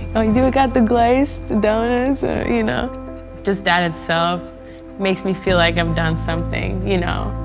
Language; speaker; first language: English; early bilingual, other home language; Polish